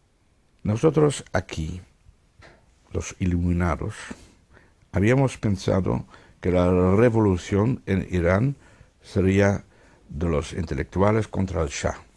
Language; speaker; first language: Spanish; non-native, fluent; Dutch